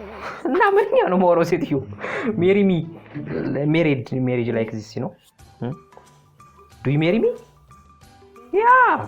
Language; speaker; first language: English; non-native, learner; Amharic